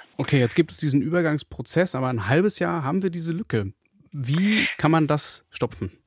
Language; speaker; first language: German; native; German